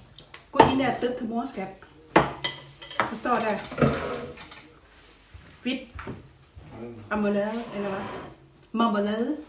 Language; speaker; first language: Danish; non-native, learner; Thai